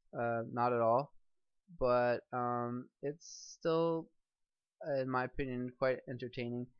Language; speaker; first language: English; native; English